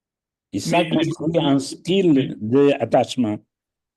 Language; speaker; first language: French; non-native, fluent; Portuguese